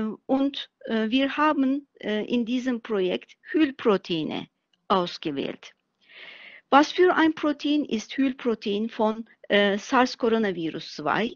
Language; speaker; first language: German; non-native, fluent; Turkish